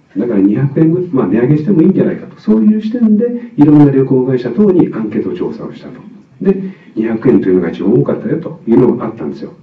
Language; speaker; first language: Japanese; native; Japanese